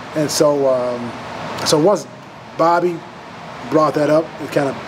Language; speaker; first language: English; native; English